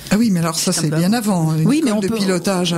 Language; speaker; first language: French; native; French